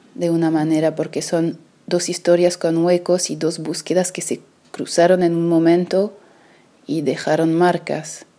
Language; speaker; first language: Spanish; early bilingual, other home language; French